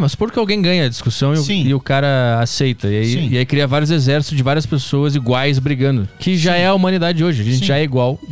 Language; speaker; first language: Portuguese; native; Portuguese